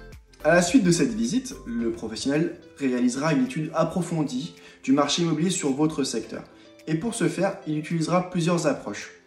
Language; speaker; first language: French; native; French